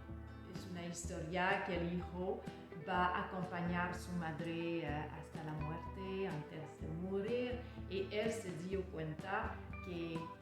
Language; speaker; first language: Spanish; non-native, learner; French